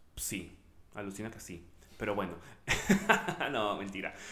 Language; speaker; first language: Spanish; native; Spanish